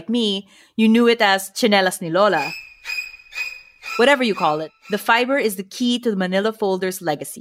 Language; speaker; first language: English; non-native, local second language; Filipino